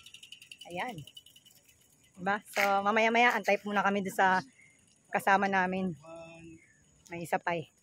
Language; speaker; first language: Filipino; native; Filipino